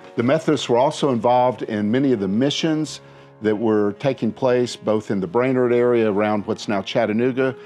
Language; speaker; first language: English; native; English